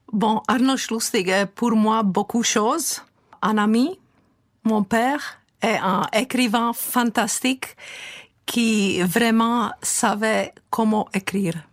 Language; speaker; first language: French; non-native, fluent; Czech